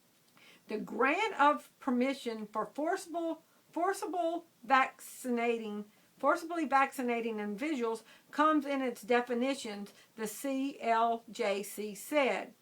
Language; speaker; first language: English; native; English